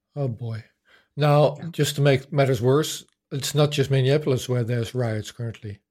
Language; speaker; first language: English; non-native, fluent; Dutch